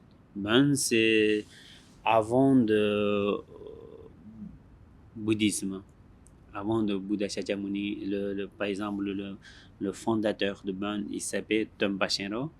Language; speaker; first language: French; non-native, learner; Tibetan